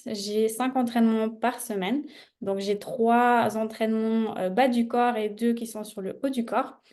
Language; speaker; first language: French; native; French